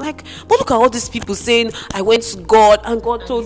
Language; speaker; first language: English; non-native, local second language; Igbo